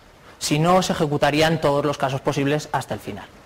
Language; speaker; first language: Spanish; native; Spanish